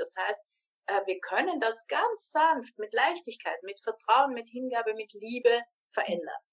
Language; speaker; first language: German; native; German